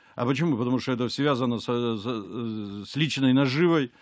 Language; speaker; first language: Russian; native; Russian